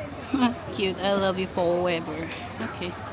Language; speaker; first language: English; non-native, local second language; Filipino